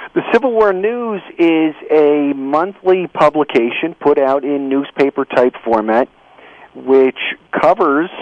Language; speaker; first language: English; native; English